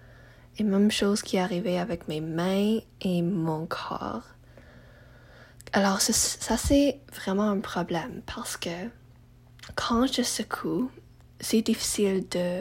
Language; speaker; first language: French; non-native, learner; English